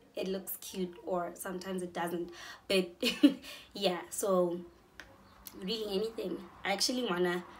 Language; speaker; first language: English; non-native, local second language; Zulu